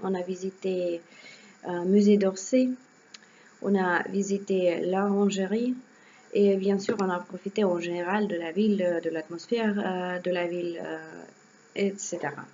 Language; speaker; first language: French; non-native, learner; Russian